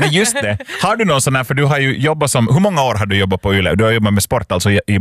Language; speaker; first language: Swedish; native; Swedish